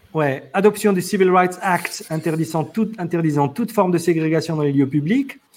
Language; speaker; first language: French; non-native, local second language; Arabic